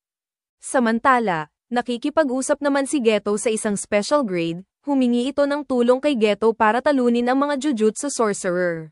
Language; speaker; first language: Filipino; native; Filipino